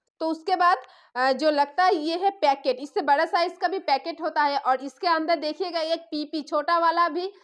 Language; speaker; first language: Hindi; non-native, local second language; Bangla